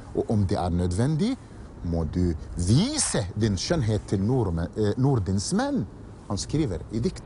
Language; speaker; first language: Norwegian; non-native, fluent; Arabic